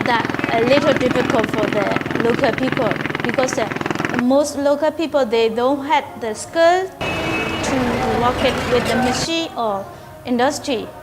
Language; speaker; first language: English; non-native, learner; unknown